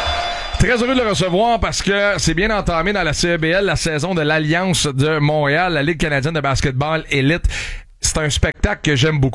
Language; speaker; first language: French; native; French